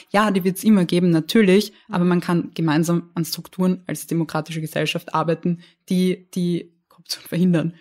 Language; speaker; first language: German; native; German